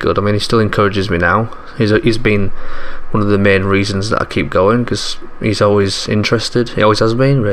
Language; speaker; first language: English; native; English